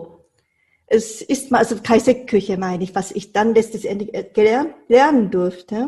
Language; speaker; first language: German; non-native, fluent; Japanese